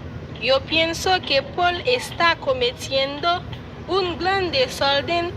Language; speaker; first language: Spanish; non-native, learner; Haitian Creole